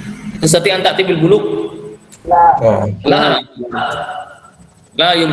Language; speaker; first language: Arabic; non-native, fluent; Indonesian